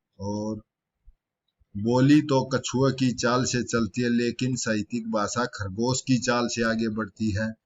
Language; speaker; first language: Hindi; native; Hindi